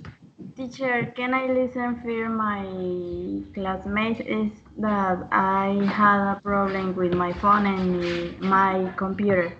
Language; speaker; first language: English; non-native, learner; Spanish